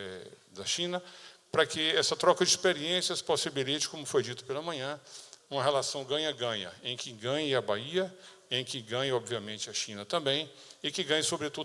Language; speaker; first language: Portuguese; native; Portuguese